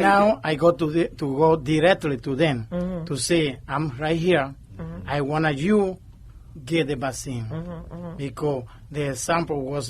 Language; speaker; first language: English; non-native, learner; Spanish